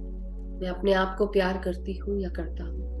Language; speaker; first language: Hindi; native; Hindi